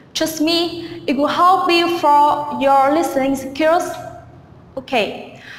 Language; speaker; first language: English; non-native, learner; Vietnamese